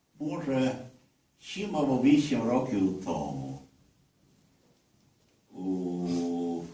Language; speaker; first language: Ukrainian; early bilingual, heritage; Ukrainian